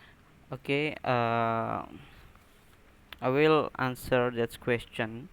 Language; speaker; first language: English; non-native, learner; Indonesian